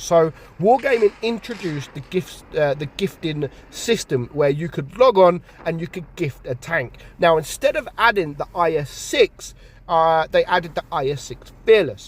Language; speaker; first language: English; native; English